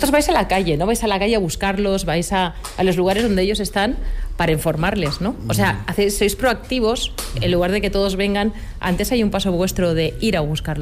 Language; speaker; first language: Spanish; native; Spanish